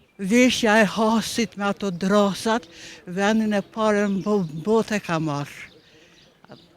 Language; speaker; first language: Albanian; native; Albanian